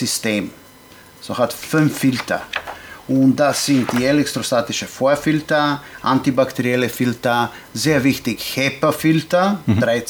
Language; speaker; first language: German; non-native, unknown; Serbian